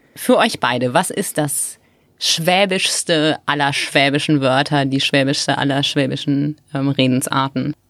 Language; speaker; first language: German; native; German